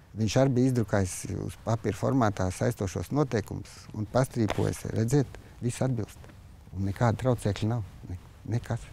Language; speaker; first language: Latvian; native; Latvian